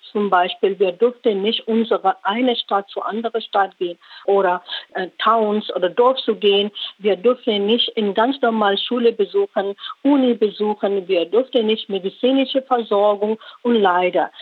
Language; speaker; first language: German; non-native, learner; Rohingya